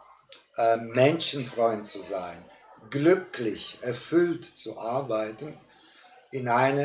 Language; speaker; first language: German; non-native, fluent; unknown